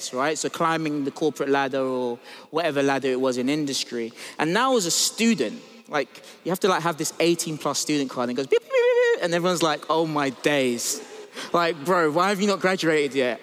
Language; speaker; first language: English; native; English